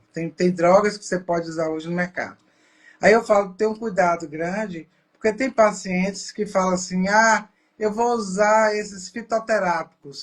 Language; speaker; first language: Portuguese; native; Portuguese